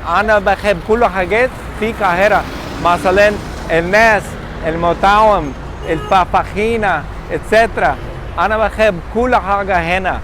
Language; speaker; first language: Arabic; non-native, learner; English